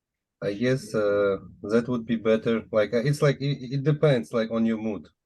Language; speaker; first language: English; non-native, fluent; Uzbek